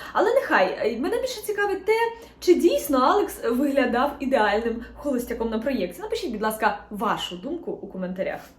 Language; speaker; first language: Ukrainian; non-native, local second language; Russian